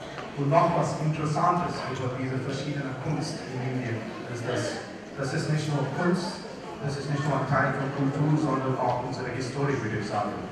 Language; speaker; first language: German; non-native, fluent; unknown